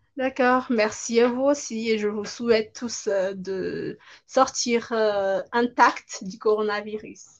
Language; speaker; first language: French; non-native, local second language; Malagasy